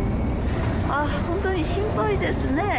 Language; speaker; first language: Japanese; non-native, learner; Korean